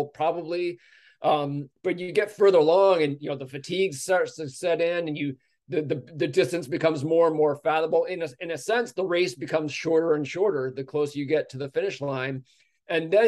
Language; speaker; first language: English; native; English